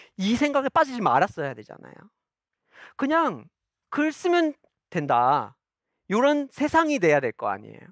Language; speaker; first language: Korean; non-native, fluent; English